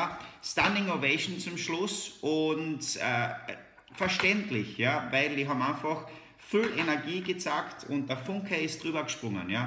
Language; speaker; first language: German; native; German